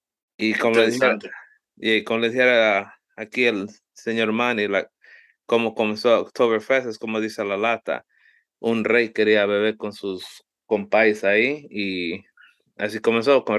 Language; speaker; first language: Spanish; early bilingual, heritage; Spanish